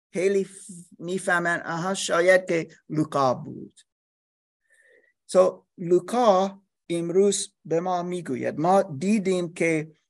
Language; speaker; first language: Persian; non-native, learner; English